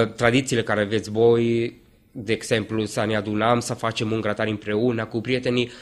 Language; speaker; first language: Romanian; non-native, fluent; Spanish